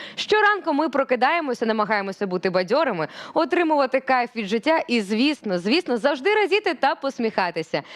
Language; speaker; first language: Ukrainian; native; Ukrainian